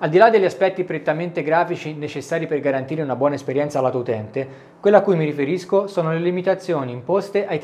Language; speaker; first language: Italian; native; Italian